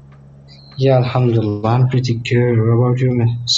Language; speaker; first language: English; non-native, learner; Pashto